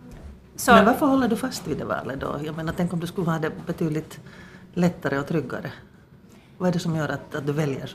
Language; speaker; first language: Swedish; native; Swedish